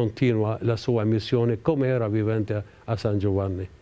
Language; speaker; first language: Italian; non-native, fluent; Arabic